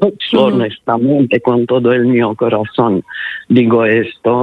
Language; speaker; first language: Spanish; non-native, learner; Italian